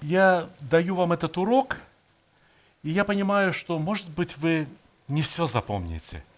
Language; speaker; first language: Russian; native; Russian